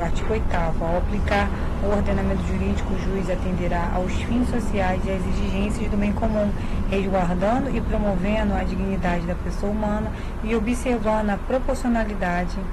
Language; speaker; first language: Portuguese; native; Portuguese